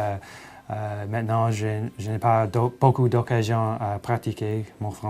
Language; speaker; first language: French; non-native, local second language; English